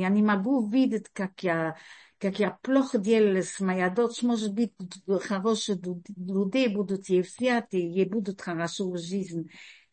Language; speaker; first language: Russian; early bilingual, heritage; Russian